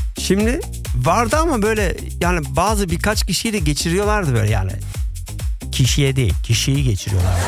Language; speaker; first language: Turkish; early bilingual, heritage; Turkish